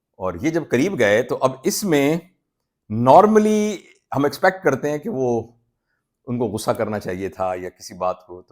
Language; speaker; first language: Urdu; non-native, local second language; Punjabi